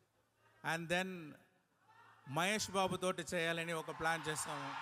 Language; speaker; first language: Telugu; non-native, local second language; Tamil